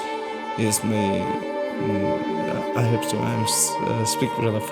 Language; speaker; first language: English; non-native, learner; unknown